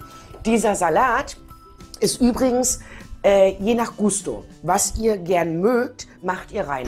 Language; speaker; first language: German; native; German